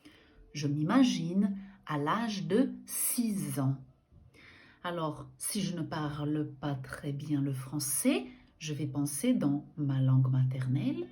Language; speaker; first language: French; non-native, fluent; Portuguese